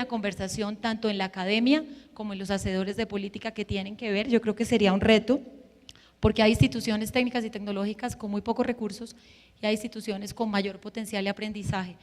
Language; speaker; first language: Spanish; native; Spanish